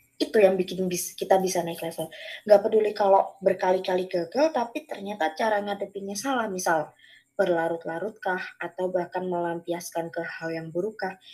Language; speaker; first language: Indonesian; native; Indonesian